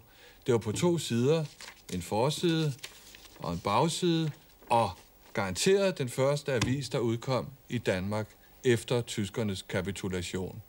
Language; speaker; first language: Danish; native; Danish